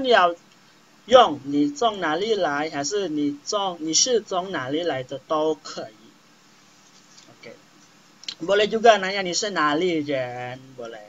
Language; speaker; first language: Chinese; non-native, fluent; Indonesian